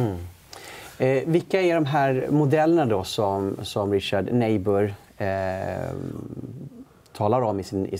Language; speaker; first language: Swedish; native; Swedish